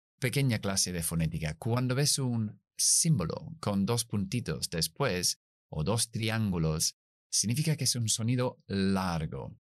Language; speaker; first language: Spanish; non-native, fluent; English